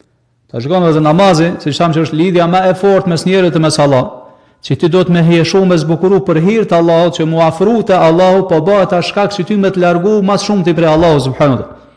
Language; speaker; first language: Albanian; native; Albanian